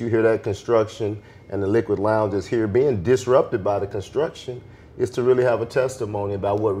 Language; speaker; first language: English; native; English